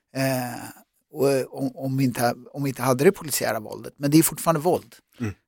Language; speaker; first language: Swedish; native; Swedish